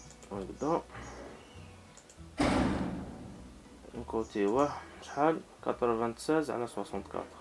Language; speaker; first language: Arabic; native; Arabic